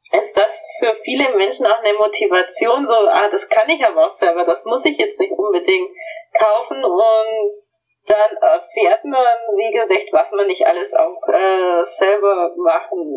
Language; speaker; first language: German; native; German